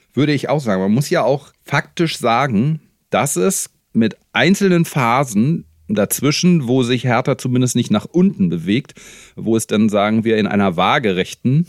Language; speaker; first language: German; native; German